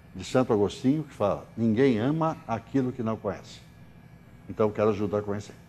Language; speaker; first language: Portuguese; native; Portuguese